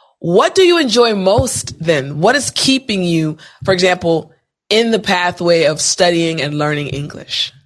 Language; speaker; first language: English; native; English